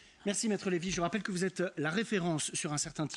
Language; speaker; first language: French; native; French